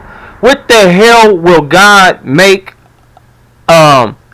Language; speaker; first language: English; native; English